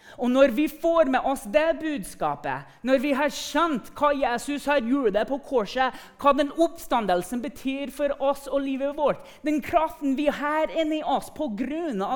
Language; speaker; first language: Norwegian; non-native, fluent; English